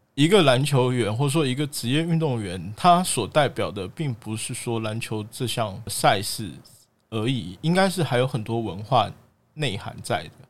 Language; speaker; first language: Chinese; native; Chinese